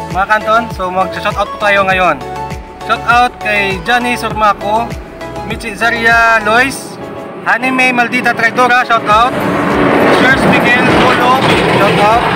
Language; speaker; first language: Filipino; non-native, local second language; Hiligaynon